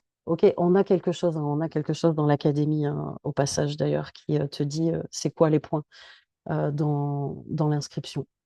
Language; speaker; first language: French; native; French